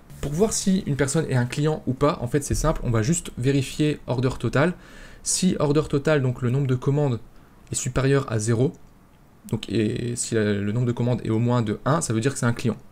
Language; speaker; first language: French; native; French